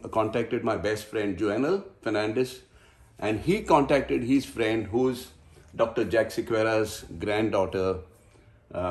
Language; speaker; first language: English; non-native, local second language; Konkani